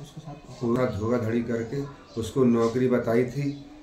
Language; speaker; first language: Hindi; native; Hindi